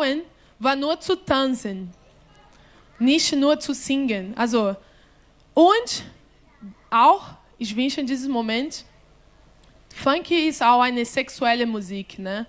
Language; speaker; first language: German; non-native, learner; Portuguese